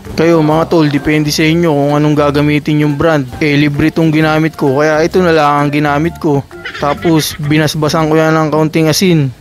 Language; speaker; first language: Filipino; native; Filipino